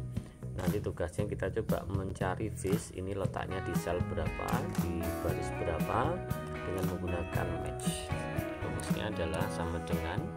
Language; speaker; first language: Indonesian; native; Indonesian